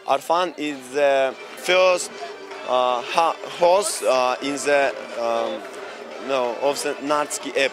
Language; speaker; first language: English; non-native, learner; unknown